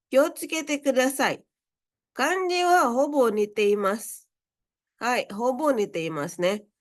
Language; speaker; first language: Japanese; non-native, fluent; Indonesian